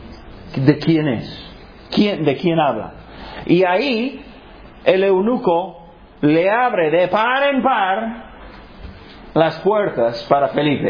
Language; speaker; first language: Spanish; non-native, fluent; English